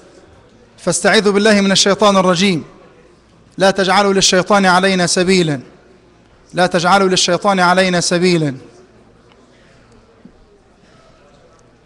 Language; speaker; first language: Arabic; native; Arabic